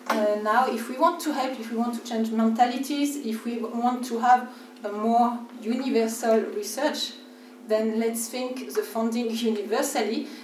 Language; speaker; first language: English; non-native, fluent; French